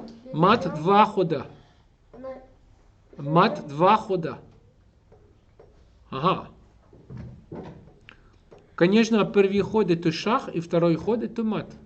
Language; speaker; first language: Russian; non-native, learner; French